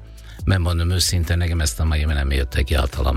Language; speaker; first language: Hungarian; non-native, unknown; Italian